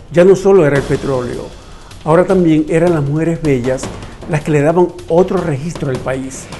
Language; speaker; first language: Spanish; native; Spanish